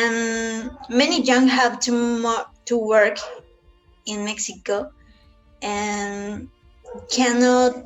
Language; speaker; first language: English; non-native, learner; Spanish